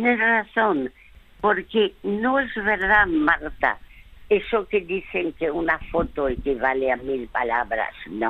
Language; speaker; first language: Spanish; early bilingual, other home language; French